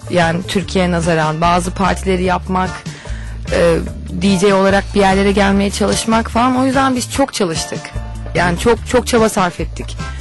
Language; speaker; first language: Turkish; native; Turkish